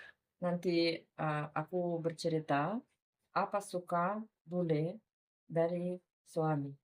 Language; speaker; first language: Indonesian; non-native, learner; Russian